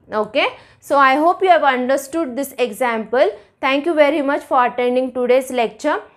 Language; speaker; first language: English; non-native, local second language; Marathi